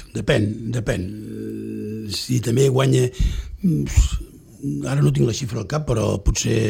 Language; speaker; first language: Catalan; native; Catalan